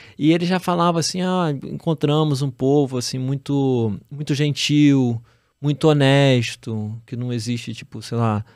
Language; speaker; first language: Portuguese; native; Portuguese